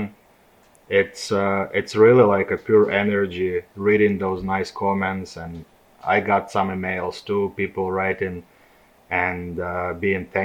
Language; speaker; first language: English; non-native, fluent; Ukrainian